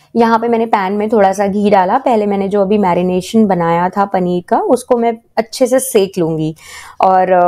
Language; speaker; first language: Hindi; native; Hindi